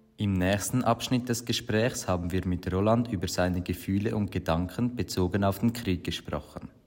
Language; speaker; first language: German; native; German